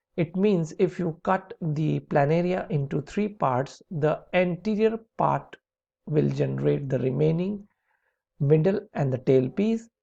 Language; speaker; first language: English; non-native, local second language; Hindi